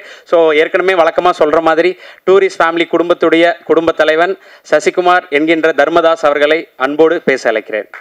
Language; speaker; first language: Tamil; native; Tamil